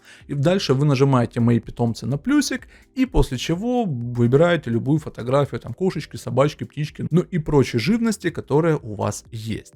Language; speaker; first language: Russian; native; Russian